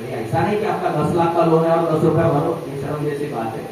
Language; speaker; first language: Hindi; non-native, local second language; Marathi